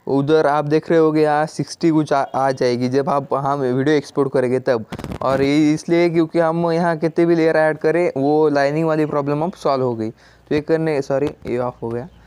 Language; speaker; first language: Hindi; non-native, local second language; Marathi